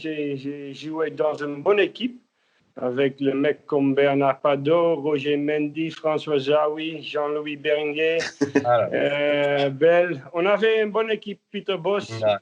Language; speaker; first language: French; non-native, learner; Dutch